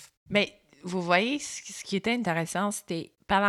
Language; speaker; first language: French; native; French